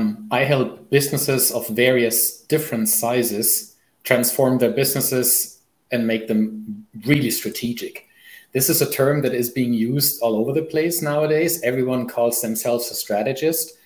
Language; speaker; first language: English; non-native, fluent; German